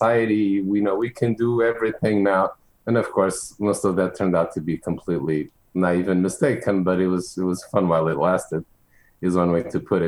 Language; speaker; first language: English; non-native, fluent; Portuguese